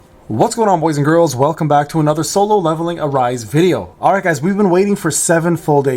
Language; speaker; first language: English; native; English